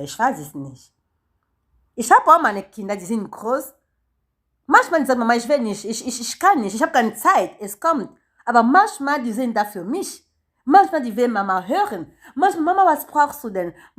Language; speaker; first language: German; non-native, learner; Lingala